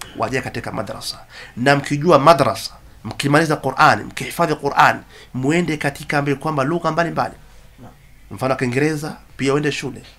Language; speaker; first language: Swahili; non-native, local second language; Somali